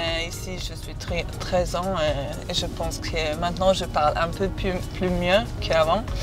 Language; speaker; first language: French; non-native, learner; Serbian